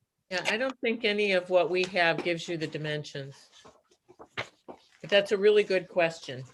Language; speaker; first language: English; native; English